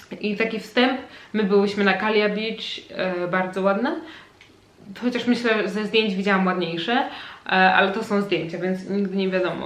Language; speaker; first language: Polish; native; Polish